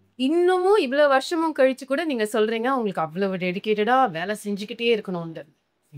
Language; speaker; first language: Tamil; native; Tamil